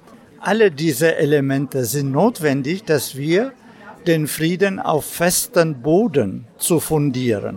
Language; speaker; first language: German; non-native, fluent; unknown